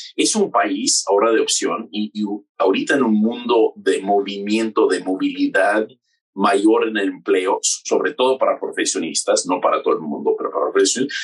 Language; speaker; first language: Spanish; non-native, fluent; English